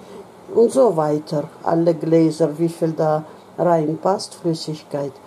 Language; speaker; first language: German; non-native, local second language; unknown